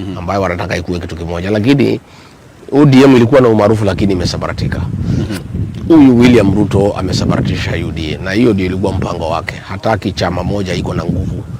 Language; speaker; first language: Swahili; non-native, local second language; Kikuyu